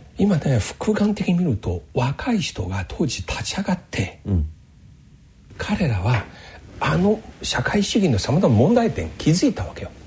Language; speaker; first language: Japanese; non-native, fluent; Chinese